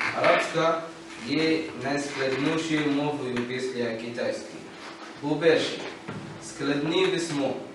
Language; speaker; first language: Ukrainian; non-native, learner; Arabic